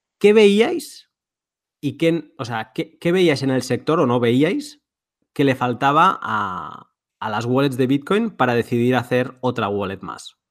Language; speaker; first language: Spanish; native; Spanish